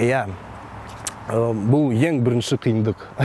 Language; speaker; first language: Kazakh; non-native, local second language; Russian